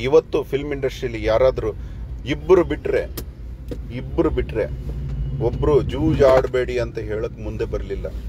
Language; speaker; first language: Kannada; native; Kannada